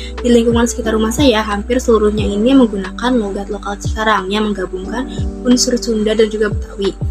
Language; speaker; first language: Indonesian; native; Indonesian